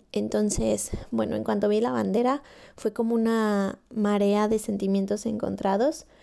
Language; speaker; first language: Spanish; native; Spanish